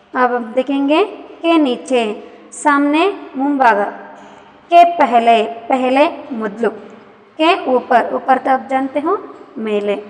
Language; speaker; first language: Hindi; non-native, local second language; Kannada